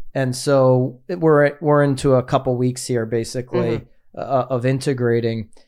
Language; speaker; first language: English; native; English